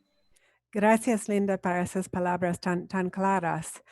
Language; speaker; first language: Spanish; non-native, fluent; English